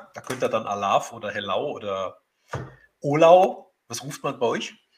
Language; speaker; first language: German; native; German